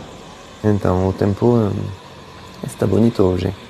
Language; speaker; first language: Portuguese; non-native, fluent; French